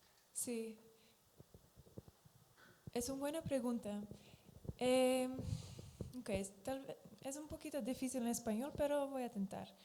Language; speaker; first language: Spanish; non-native, fluent; Dutch